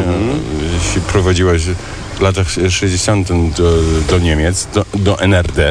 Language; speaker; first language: Polish; early bilingual, heritage; German